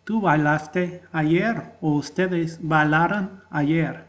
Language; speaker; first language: Spanish; non-native, fluent; English